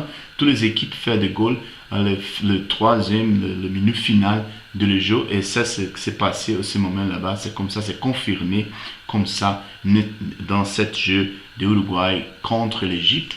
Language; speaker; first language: French; non-native, fluent; Portuguese